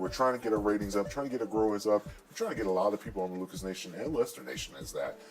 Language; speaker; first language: English; native; English